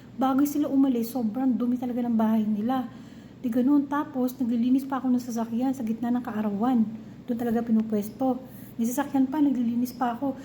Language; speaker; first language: Filipino; non-native, local second language; Cebuano